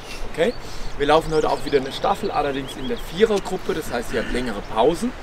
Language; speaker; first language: German; native; German